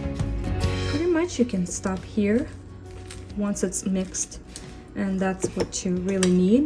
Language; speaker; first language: English; non-native, fluent; Russian